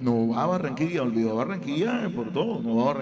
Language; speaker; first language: Spanish; native; Spanish